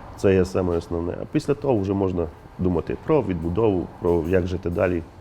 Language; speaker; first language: Ukrainian; native; Ukrainian